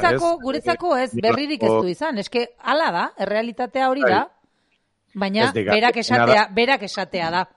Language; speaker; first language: Basque; native; Basque